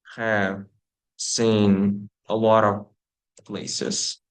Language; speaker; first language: English; non-native, fluent; Uzbek